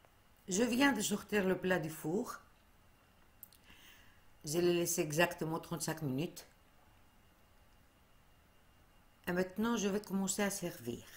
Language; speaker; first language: French; non-native, fluent; Greek